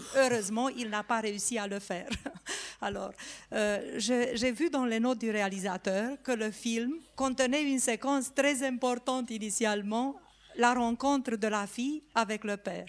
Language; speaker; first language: French; non-native, fluent; Romanian